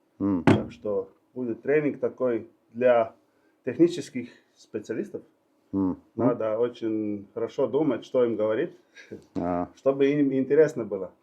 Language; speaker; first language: Russian; non-native, learner; Estonian